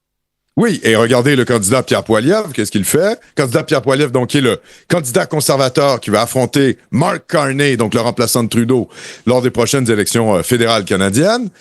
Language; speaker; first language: French; native; French